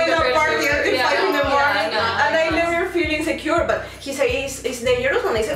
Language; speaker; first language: English; non-native, learner; Spanish